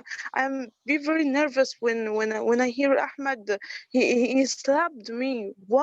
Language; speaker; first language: English; non-native, learner; Arabic